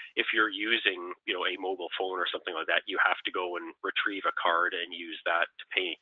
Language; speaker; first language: English; native; English